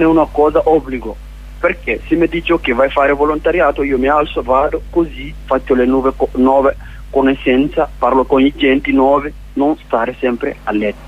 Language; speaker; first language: Italian; non-native, learner; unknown